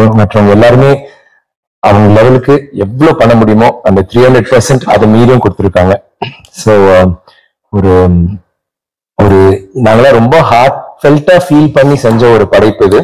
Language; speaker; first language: Tamil; native; Tamil